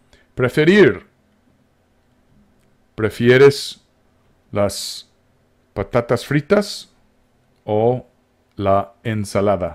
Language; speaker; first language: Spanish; non-native, fluent; English